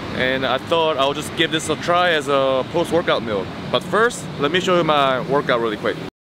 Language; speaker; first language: English; non-native, fluent; Korean